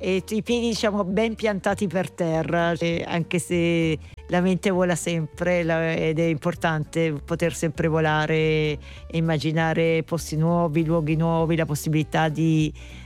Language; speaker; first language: Italian; native; Italian